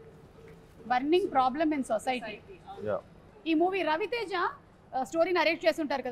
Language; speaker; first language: Telugu; native; Telugu